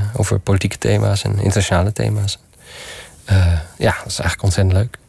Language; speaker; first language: Dutch; early bilingual, other home language; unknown